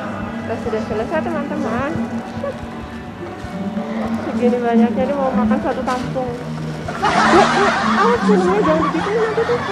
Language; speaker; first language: Indonesian; native; Indonesian